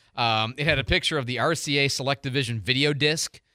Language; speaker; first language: English; native; English